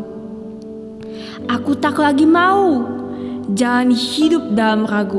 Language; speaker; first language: Indonesian; native; Indonesian